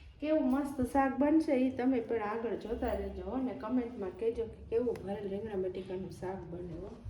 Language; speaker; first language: Gujarati; native; Gujarati